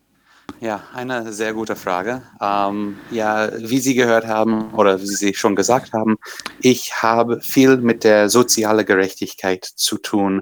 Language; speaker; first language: German; non-native, fluent; English